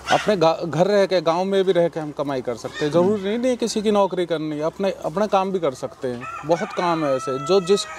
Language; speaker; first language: Hindi; native; Hindi